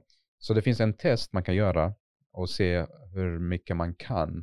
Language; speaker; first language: Swedish; non-native, fluent; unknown